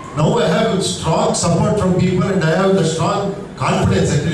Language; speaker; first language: English; non-native, local second language; Kannada